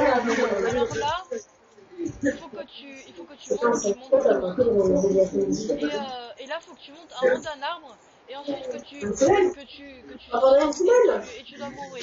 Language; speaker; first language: French; native; French